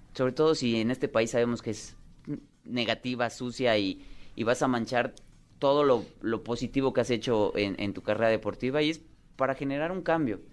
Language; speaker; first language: Spanish; native; Spanish